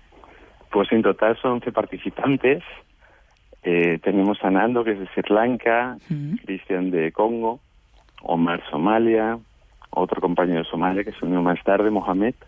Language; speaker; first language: Spanish; native; Spanish